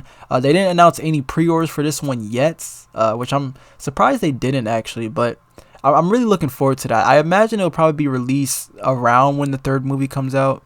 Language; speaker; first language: English; native; English